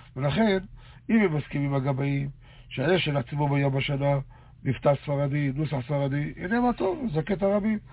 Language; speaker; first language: Hebrew; native; Hebrew